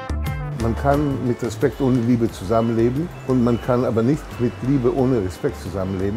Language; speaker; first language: German; non-native, fluent; Hebrew